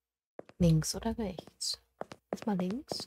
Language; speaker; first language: German; native; German